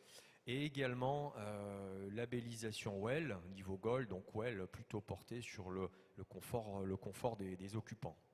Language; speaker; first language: French; native; French